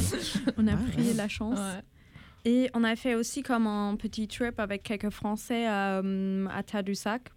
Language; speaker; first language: French; non-native, fluent; German